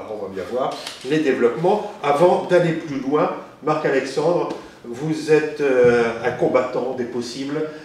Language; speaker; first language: French; native; French